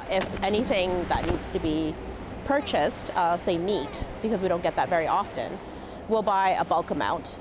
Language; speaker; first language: English; native; English